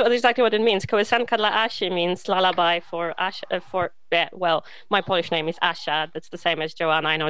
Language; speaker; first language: English; non-native, fluent; Polish